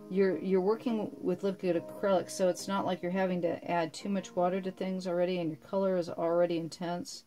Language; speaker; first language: English; native; English